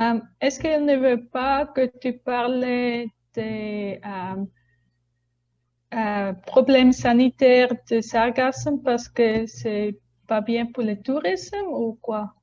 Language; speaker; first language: French; non-native, learner; Spanish